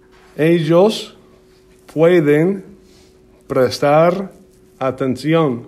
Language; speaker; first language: Spanish; non-native, fluent; English